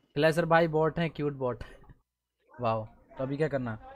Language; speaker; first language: Hindi; native; Hindi